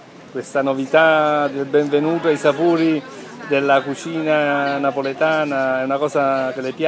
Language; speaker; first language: Italian; native; Italian